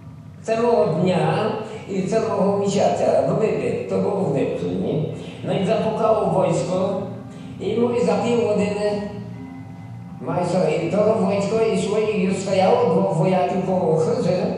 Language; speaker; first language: Polish; non-native, local second language; Rusyn